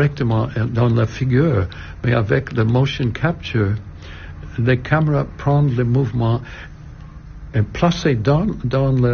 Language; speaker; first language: French; non-native, learner; English